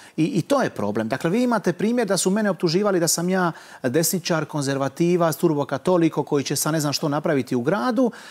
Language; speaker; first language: Croatian; native; Croatian